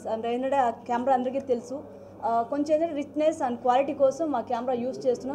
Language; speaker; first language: Telugu; non-native, fluent; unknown